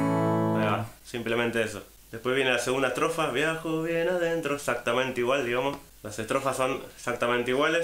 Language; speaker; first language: Spanish; native; Spanish